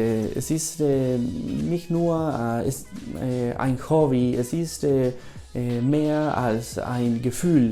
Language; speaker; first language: German; non-native, fluent; Spanish